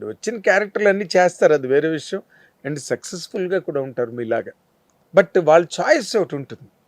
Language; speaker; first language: Telugu; native; Telugu